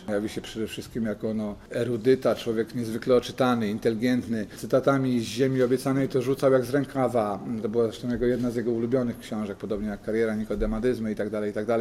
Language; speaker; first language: Polish; native; Polish